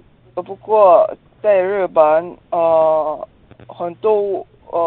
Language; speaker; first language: Chinese; non-native, learner; Korean